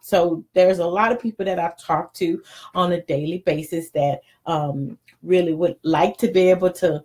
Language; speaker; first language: English; native; English